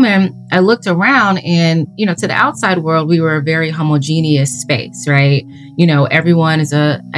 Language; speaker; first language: English; native; English